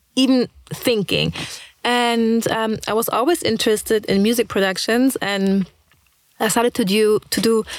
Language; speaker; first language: English; early bilingual, other home language; German